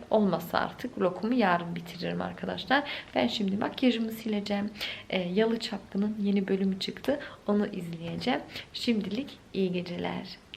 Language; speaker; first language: Turkish; early bilingual, heritage; Turkish